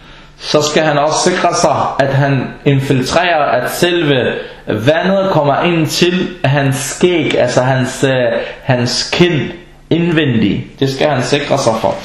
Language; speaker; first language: Danish; early bilingual, other home language; Arabic